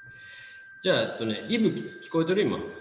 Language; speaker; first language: Japanese; native; Japanese